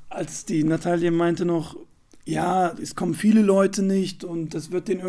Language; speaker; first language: German; native; German